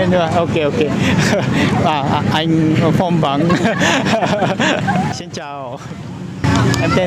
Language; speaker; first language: Vietnamese; non-native, fluent; Japanese